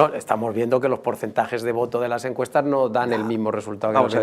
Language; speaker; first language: Spanish; native; Spanish